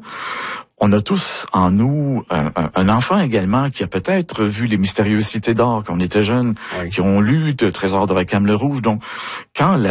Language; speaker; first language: French; native; French